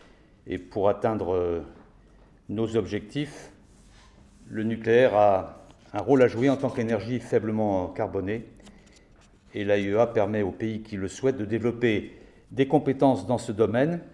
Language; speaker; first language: French; native; French